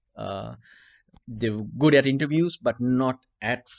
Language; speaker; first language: English; non-native, local second language; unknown